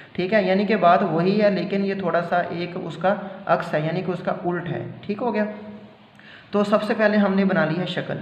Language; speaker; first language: Urdu; non-native, local second language; Punjabi